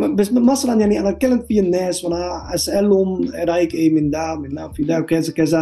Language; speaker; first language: Arabic; non-native, learner; Dutch